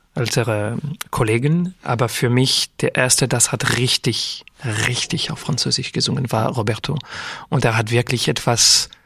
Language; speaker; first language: German; non-native, learner; French